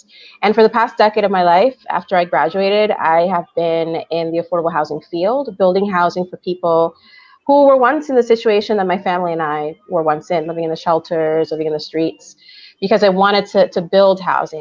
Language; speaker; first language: English; early bilingual, other home language; Spanish